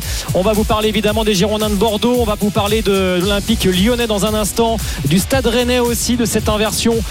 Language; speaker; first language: French; native; French